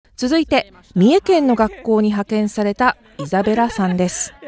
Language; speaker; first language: Japanese; native; Japanese